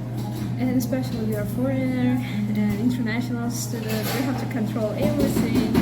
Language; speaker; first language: English; non-native, learner; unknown